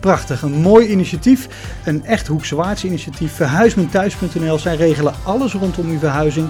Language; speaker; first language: Dutch; native; Dutch